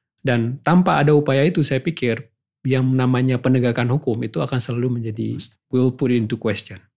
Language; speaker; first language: Indonesian; non-native, local second language; Achinese